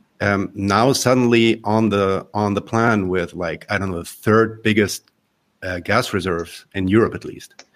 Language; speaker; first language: English; non-native, fluent; Polish